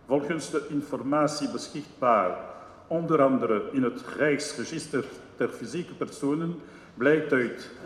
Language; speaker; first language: Dutch; non-native, local second language; French